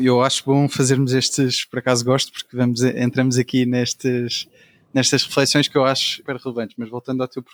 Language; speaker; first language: Portuguese; native; Portuguese